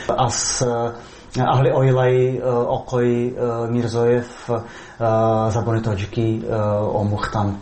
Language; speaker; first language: Persian; non-native, learner; Czech